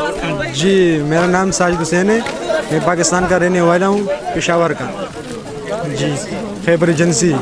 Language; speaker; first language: Hindi; non-native, local second language; Pashto